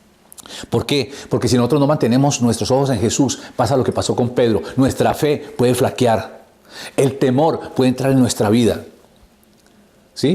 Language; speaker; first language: Spanish; native; Spanish